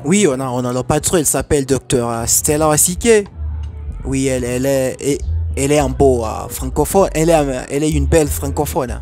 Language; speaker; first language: French; non-native, fluent; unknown